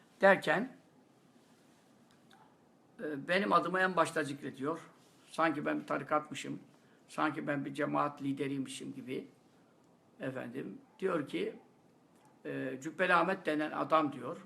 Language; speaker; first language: Turkish; native; Turkish